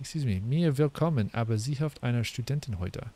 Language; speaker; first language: German; non-native, learner; English